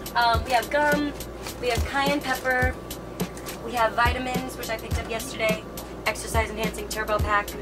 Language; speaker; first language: English; native; English